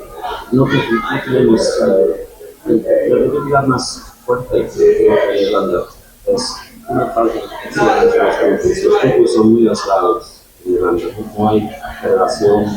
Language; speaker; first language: Spanish; non-native, learner; English